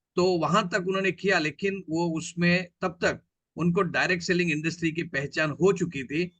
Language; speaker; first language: Hindi; non-native, local second language; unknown